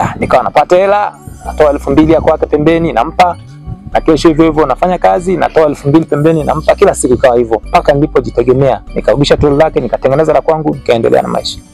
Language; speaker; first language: Swahili; non-native, local second language; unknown